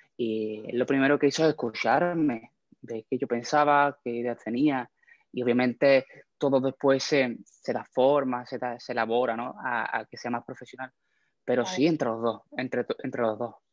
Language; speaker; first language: Spanish; native; Spanish